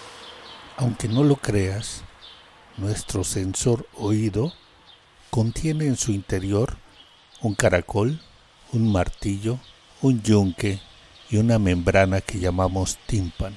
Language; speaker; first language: Spanish; native; Spanish